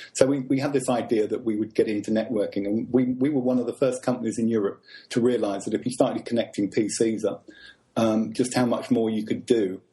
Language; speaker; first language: English; native; English